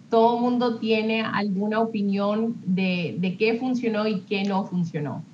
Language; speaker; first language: Spanish; early bilingual, heritage; Spanish